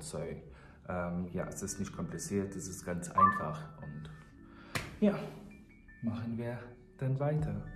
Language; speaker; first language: German; non-native, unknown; English